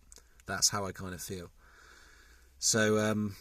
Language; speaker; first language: English; native; English